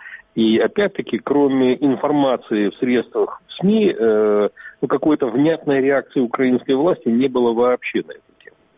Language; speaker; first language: Russian; native; Russian